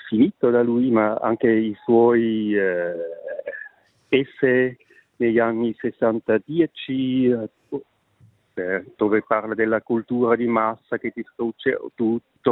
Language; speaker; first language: Italian; non-native, local second language; Swiss German